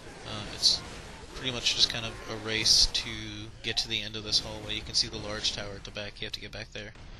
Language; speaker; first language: English; native; English